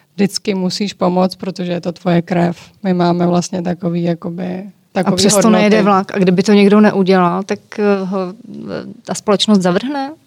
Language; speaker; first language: Czech; early bilingual, other home language; Georgian